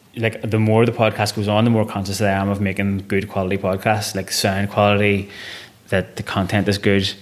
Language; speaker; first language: English; non-native, local second language; Irish